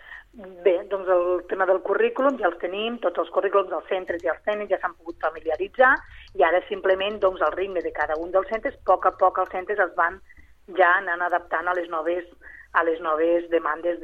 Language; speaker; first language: Catalan; native; Catalan